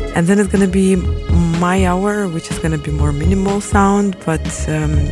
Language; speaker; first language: English; non-native, fluent; Ukrainian